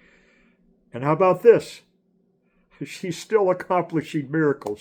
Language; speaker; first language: English; native; English